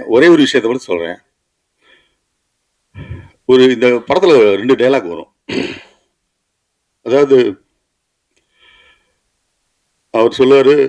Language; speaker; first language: Tamil; native; Tamil